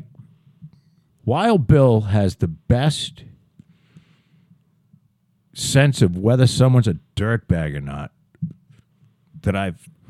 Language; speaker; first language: English; native; English